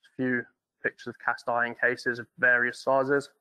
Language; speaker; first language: English; native; English